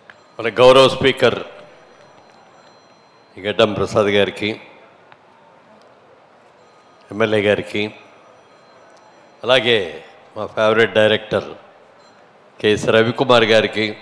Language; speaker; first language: Telugu; native; Telugu